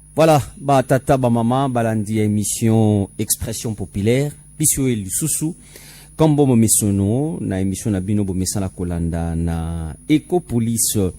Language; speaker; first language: Lingala; non-native, local second language; Kituba (Democratic Republic of Congo)